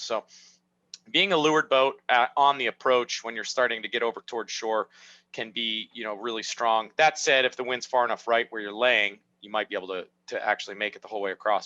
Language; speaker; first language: English; native; English